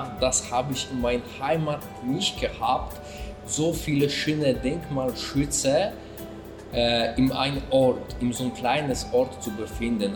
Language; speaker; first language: German; non-native, fluent; Polish